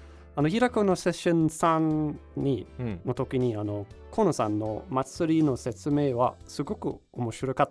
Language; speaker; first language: Japanese; non-native, learner; Danish